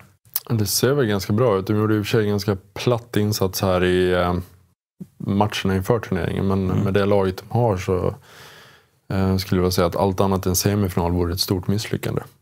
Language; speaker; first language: Swedish; native; Swedish